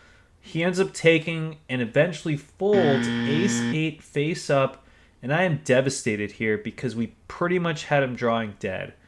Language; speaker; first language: English; native; English